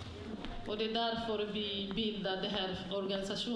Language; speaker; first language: Swedish; non-native, fluent; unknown